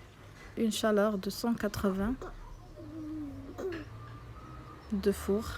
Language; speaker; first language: French; non-native, local second language; Arabic